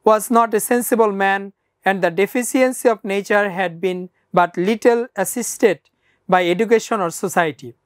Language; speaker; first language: English; non-native, local second language; Bangla